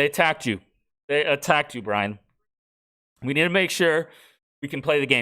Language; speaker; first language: English; native; English